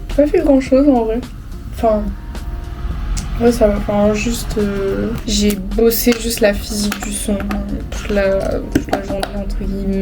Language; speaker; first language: French; native; French